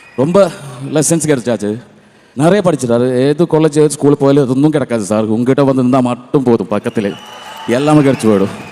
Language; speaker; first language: Tamil; non-native, learner; Malayalam